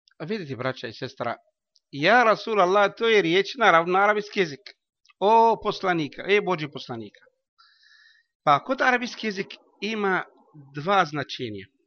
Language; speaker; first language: Bosnian; non-native, learner; Arabic